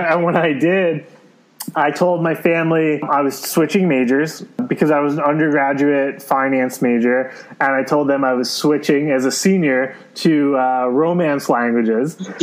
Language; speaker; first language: English; native; English